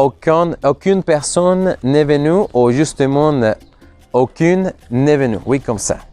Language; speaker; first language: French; non-native, fluent; Spanish